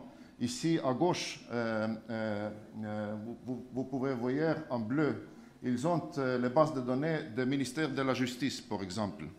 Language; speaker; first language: French; non-native, fluent; Estonian